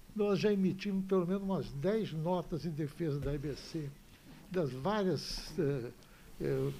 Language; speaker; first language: Portuguese; native; Portuguese